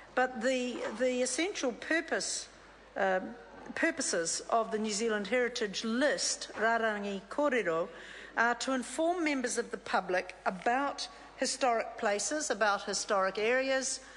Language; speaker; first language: English; native; English